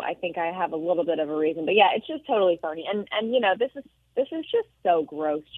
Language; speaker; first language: English; native; English